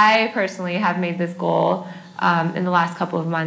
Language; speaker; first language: English; native; English